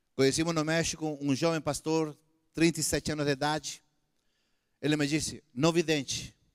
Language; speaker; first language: Portuguese; non-native, fluent; Spanish